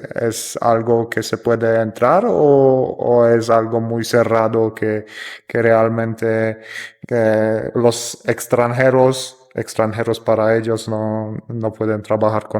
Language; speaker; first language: Spanish; non-native, fluent; Polish